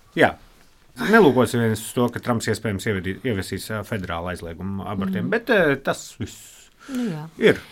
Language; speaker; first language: Latvian; native; Latvian